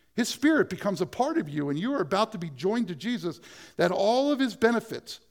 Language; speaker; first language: English; native; English